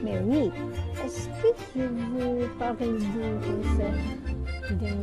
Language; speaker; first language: French; non-native, learner; Malay